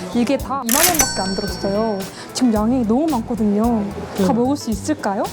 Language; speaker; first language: Korean; native; Korean